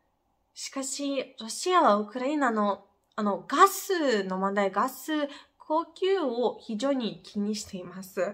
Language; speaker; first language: Japanese; non-native, fluent; Ukrainian